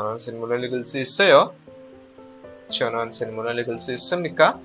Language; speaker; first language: Korean; non-native, fluent; Hindi